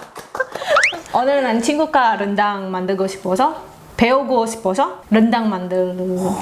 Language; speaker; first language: Korean; non-native, learner; Indonesian